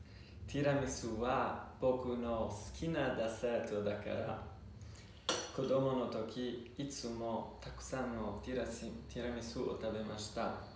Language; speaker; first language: Japanese; non-native, learner; Italian